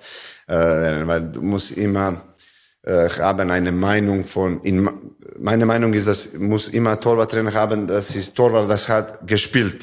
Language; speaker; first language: German; non-native, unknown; Serbian